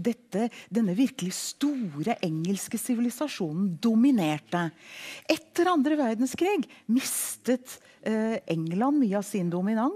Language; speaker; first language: Norwegian; early bilingual, heritage; Norwegian